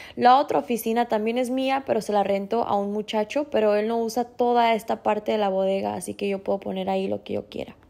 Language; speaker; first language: Spanish; early bilingual, heritage; Spanish